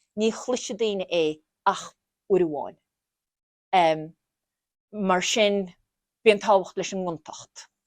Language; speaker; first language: Irish; native; Irish